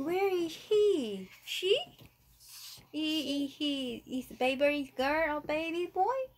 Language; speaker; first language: English; non-native, learner; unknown